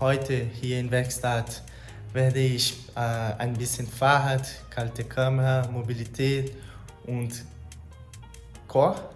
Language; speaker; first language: German; non-native, learner; Portuguese